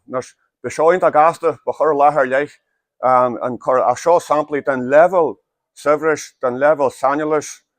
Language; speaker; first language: Irish; native; Irish